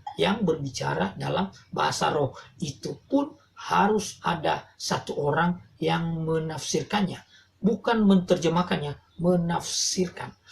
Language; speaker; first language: Indonesian; non-native, local second language; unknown